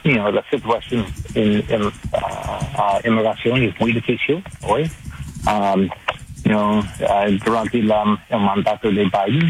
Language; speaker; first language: Spanish; non-native, learner; English